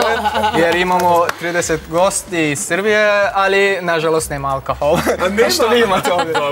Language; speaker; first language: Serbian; non-native, learner; Turkish